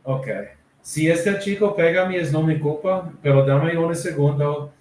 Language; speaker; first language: Spanish; non-native, learner; English